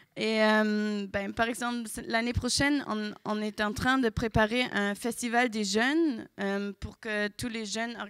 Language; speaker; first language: French; non-native, fluent; German